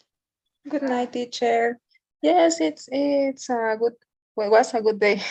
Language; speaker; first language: English; non-native, learner; Spanish